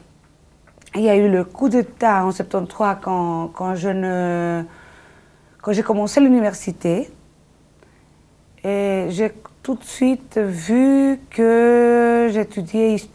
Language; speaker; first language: French; non-native, fluent; Spanish